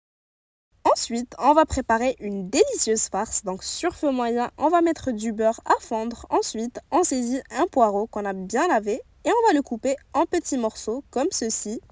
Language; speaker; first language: French; native; French